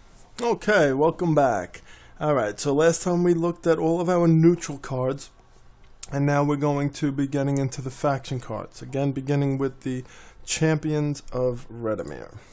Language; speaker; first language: English; native; English